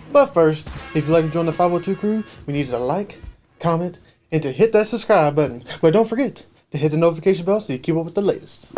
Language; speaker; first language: English; native; English